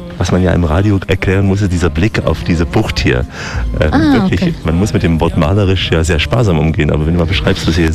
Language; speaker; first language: German; native; German